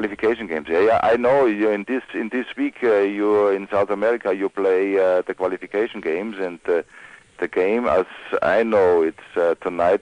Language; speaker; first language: English; non-native, fluent; German